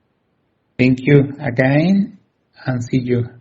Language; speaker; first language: English; non-native, learner; Spanish